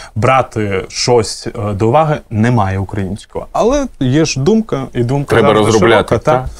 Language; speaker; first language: Ukrainian; native; Ukrainian